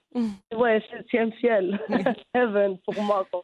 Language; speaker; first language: French; non-native, local second language; Arabic